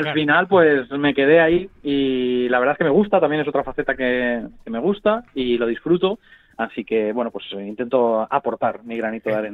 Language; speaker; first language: Spanish; native; Spanish